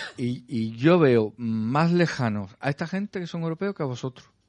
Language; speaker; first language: Spanish; native; Spanish